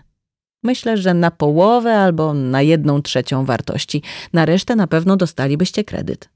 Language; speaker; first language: Polish; native; Polish